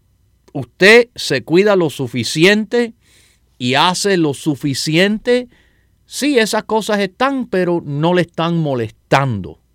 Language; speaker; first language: Spanish; native; Spanish